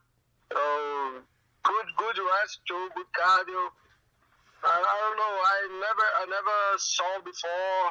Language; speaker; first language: English; non-native, learner; Portuguese